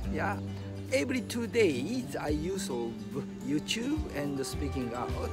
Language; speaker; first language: English; non-native, learner; Japanese